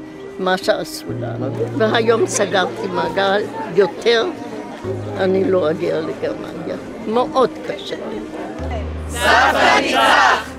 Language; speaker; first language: Hebrew; non-native, fluent; German